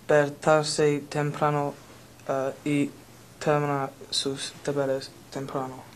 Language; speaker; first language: Spanish; non-native, learner; English